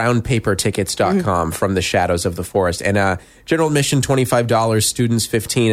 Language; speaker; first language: English; native; English